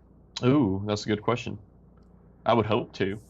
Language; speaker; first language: English; native; English